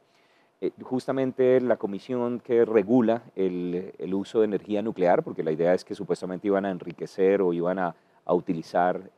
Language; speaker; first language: Spanish; native; Spanish